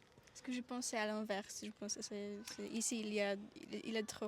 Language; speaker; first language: French; non-native, learner; Polish